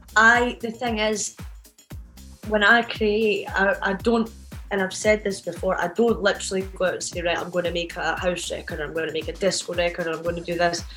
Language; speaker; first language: English; native; English